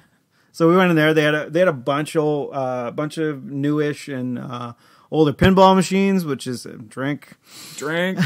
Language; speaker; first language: English; native; English